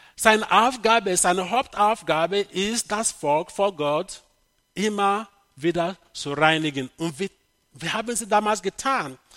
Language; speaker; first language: German; non-native, fluent; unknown